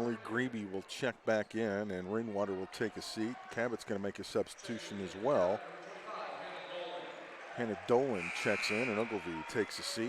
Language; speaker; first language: English; native; English